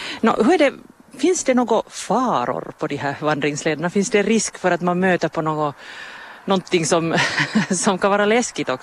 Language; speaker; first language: Swedish; native; Swedish